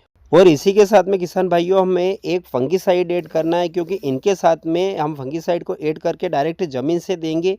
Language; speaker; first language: Hindi; native; Hindi